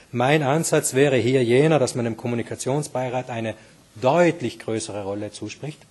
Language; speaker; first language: German; native; German